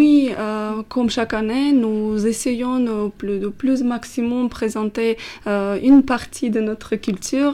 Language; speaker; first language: French; non-native, fluent; Armenian